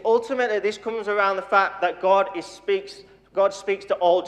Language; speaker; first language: English; native; English